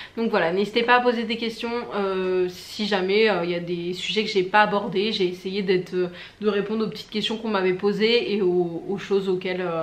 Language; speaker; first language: French; native; French